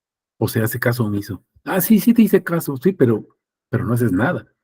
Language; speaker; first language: Spanish; native; Spanish